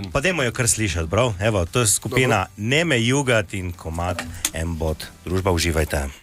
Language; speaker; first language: Slovenian; native; Slovenian